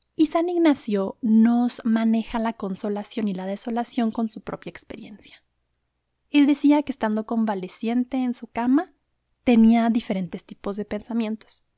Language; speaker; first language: Spanish; native; Spanish